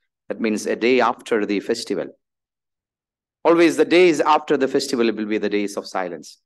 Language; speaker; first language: English; non-native, local second language; Malayalam